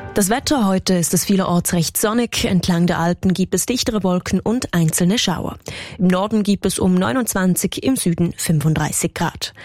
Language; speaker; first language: German; native; German